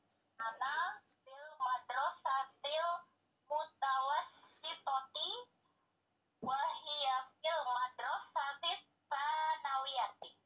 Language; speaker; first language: Arabic; non-native, learner; Indonesian